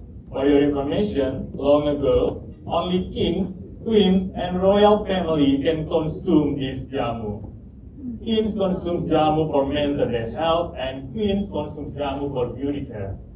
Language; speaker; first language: English; non-native, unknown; Indonesian